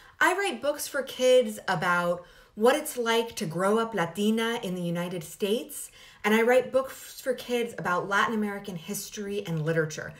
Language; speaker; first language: English; early bilingual, other home language; Spanish